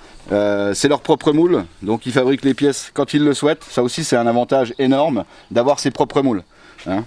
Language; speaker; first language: French; native; French